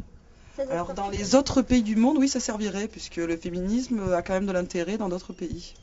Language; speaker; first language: French; native; French